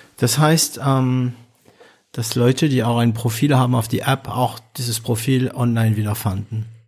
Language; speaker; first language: German; non-native, fluent; French